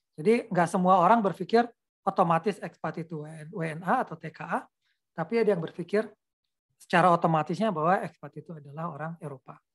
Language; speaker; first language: Indonesian; native; Indonesian